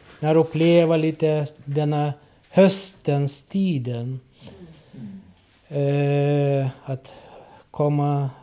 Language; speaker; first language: Swedish; non-native, learner; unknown